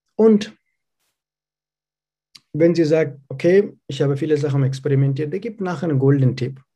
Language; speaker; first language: German; non-native, learner; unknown